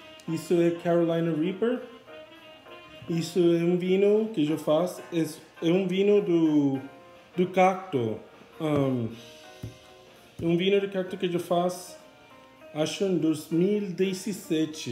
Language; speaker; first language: Portuguese; non-native, learner; English